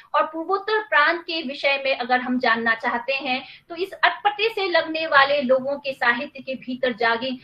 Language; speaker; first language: Hindi; non-native, local second language; Nepali